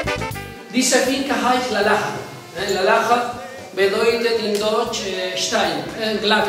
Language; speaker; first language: German; non-native, fluent; Spanish